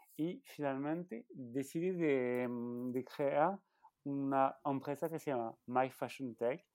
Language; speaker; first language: Spanish; non-native, learner; French